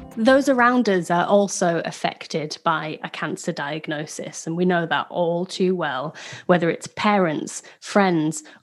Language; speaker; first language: English; native; English